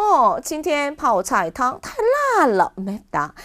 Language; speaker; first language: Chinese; non-native, fluent; Korean